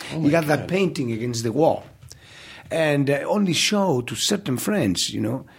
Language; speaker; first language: English; non-native, fluent; Spanish